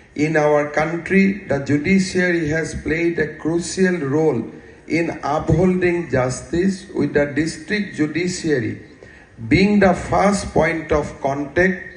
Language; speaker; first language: English; non-native, local second language; Assamese